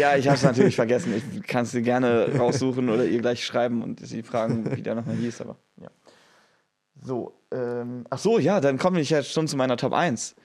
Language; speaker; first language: German; native; German